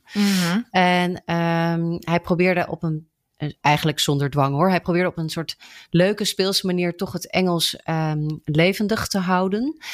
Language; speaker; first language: Dutch; native; Dutch